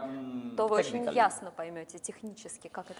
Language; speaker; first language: Russian; native; Russian